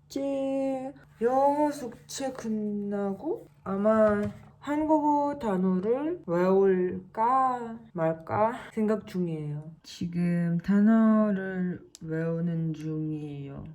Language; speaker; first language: Korean; non-native, fluent; Russian